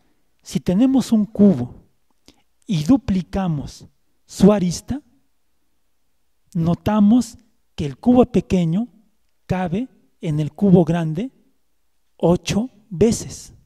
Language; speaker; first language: Spanish; native; Spanish